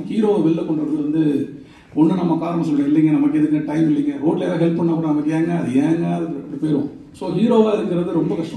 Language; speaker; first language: Tamil; native; Tamil